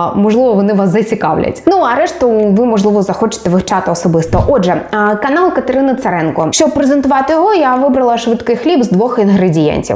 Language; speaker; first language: Ukrainian; native; Ukrainian